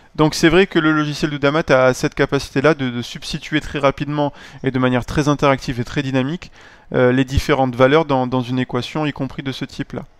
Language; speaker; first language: French; native; French